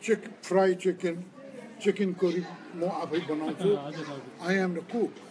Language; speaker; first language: Nepali; non-native, local second language; Newari